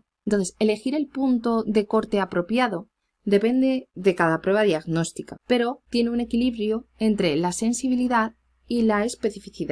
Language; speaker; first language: Spanish; native; Spanish